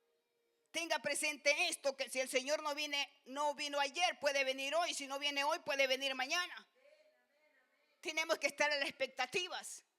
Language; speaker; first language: Spanish; native; Spanish